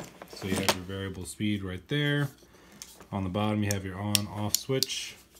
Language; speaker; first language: English; native; English